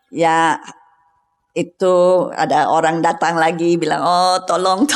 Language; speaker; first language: Indonesian; non-native, fluent; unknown